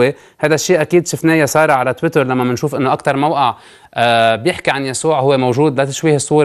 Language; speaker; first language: Arabic; native; Arabic